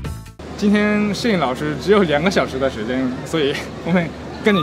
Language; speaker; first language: Chinese; non-native, fluent; Japanese